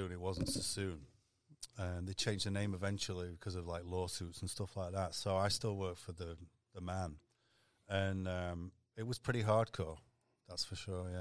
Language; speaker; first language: English; native; English